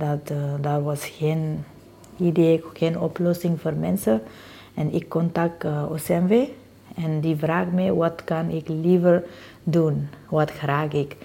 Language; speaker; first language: Dutch; non-native, learner; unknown